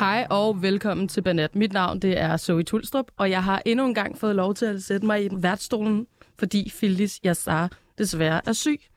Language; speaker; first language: Danish; native; Danish